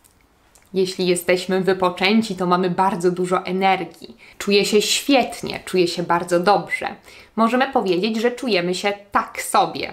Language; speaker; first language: Polish; native; Polish